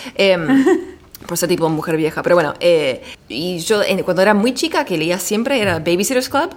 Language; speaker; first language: Spanish; early bilingual, heritage; Spanish